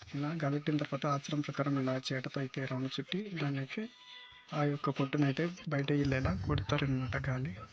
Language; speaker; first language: Telugu; non-native, local second language; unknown